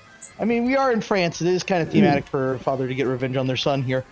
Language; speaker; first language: English; native; English